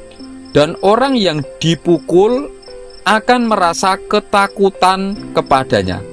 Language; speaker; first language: Indonesian; non-native, local second language; Javanese